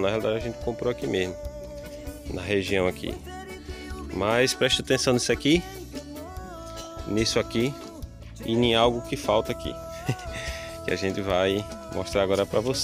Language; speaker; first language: Portuguese; native; Portuguese